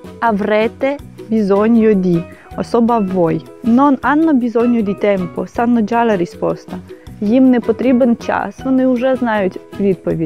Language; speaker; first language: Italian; non-native, fluent; Ukrainian